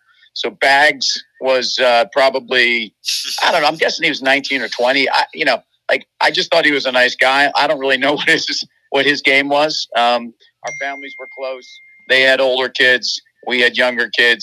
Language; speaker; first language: English; native; English